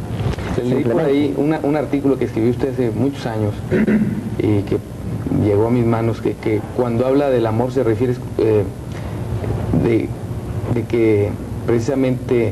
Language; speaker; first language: Spanish; native; Spanish